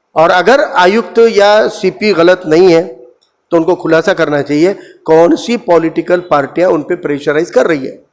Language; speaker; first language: Hindi; non-native, local second language; Urdu